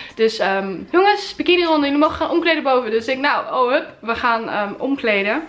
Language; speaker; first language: Dutch; native; Dutch